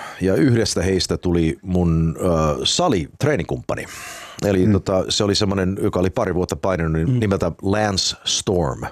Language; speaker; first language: Finnish; early bilingual, heritage; Finnish